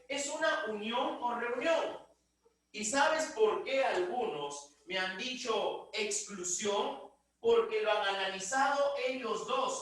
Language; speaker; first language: Spanish; native; Spanish